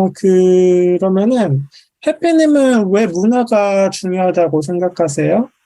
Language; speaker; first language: Korean; native; Korean